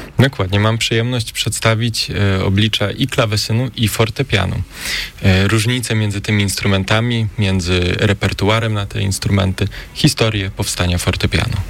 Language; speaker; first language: Polish; early bilingual, heritage; Polish